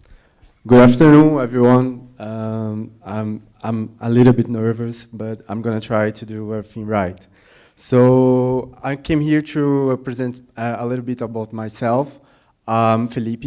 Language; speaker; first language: English; non-native, learner; Portuguese